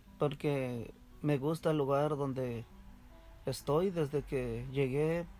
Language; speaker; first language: Spanish; native; Spanish